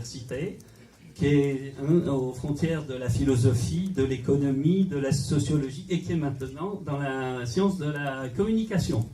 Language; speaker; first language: French; native; French